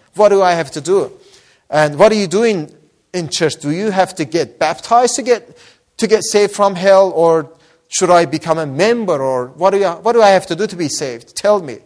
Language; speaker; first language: English; non-native, fluent; Persian